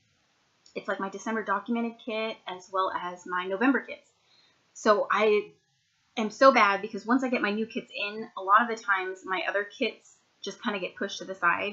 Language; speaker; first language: English; native; English